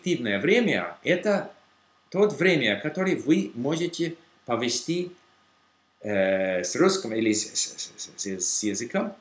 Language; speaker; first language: Russian; non-native, learner; English